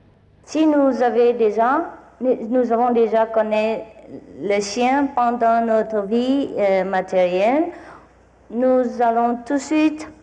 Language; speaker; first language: French; non-native, fluent; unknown